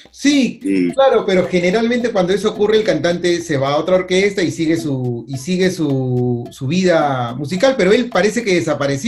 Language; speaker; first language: Spanish; native; Spanish